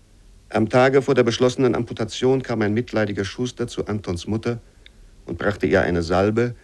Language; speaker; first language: German; native; German